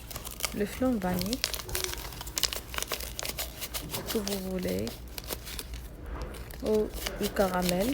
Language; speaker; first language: French; non-native, local second language; Arabic